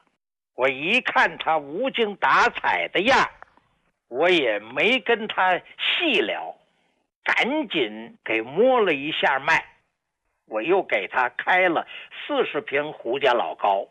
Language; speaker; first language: Chinese; native; Chinese